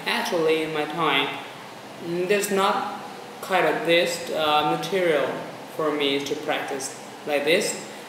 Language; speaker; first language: English; non-native, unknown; Vietnamese